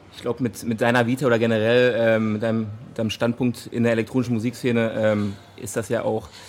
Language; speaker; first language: German; native; German